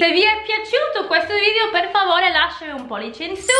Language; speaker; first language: Italian; non-native, fluent; English